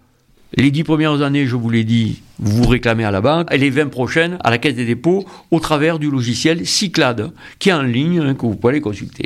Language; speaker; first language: French; native; French